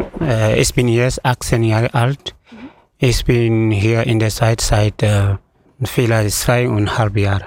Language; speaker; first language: German; non-native, learner; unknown